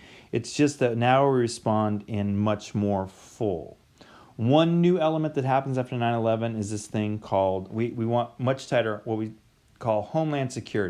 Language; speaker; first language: English; native; English